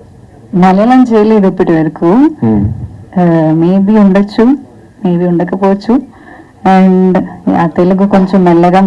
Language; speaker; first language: Telugu; non-native, learner; Malayalam